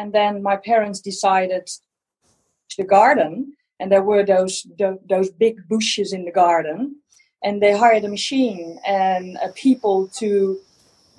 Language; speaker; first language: English; non-native, fluent; Dutch